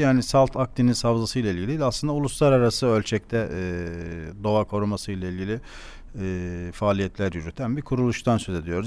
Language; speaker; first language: Turkish; native; Turkish